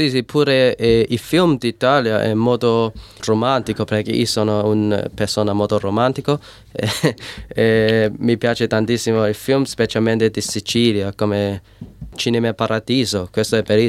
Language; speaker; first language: Italian; non-native, learner; Cantonese